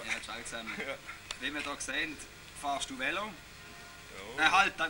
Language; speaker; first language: German; native; German